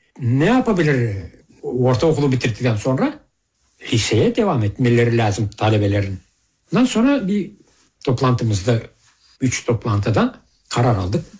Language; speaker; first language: Turkish; early bilingual, heritage; Turkish